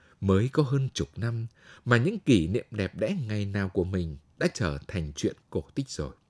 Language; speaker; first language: Vietnamese; native; Vietnamese